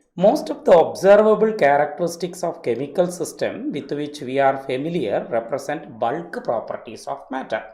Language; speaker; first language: English; non-native, local second language; Malayalam